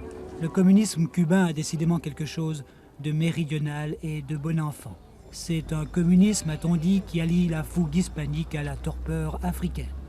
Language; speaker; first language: French; native; French